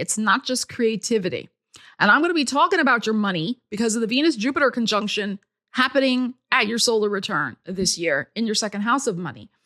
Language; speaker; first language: English; native; English